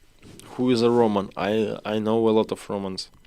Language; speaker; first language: English; non-native, learner; Ukrainian